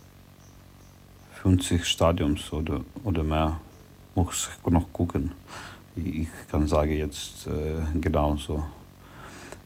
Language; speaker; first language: German; non-native, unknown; Russian